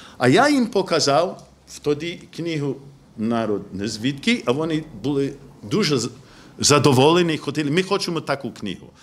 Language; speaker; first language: Ukrainian; non-native, fluent; English